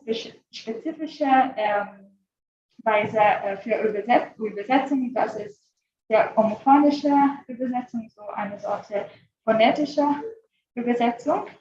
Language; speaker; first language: German; non-native, learner; Italian